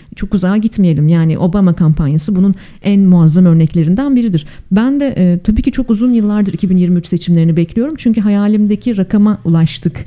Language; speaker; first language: Turkish; native; Turkish